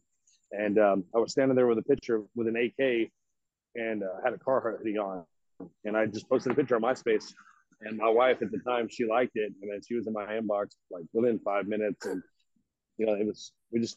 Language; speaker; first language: English; native; English